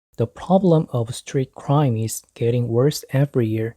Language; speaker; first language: English; non-native, fluent; Korean